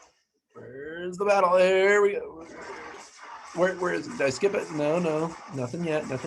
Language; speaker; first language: English; native; English